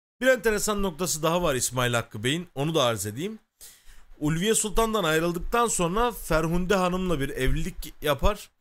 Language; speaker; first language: Turkish; native; Turkish